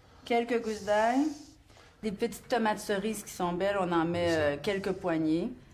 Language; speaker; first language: French; native; French